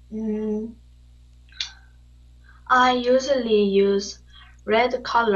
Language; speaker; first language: English; non-native, learner; Korean